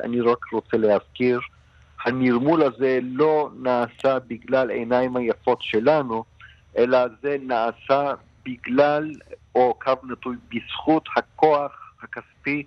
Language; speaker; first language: Hebrew; non-native, fluent; Turkish